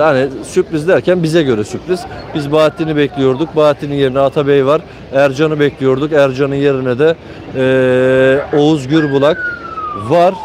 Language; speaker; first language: Turkish; native; Turkish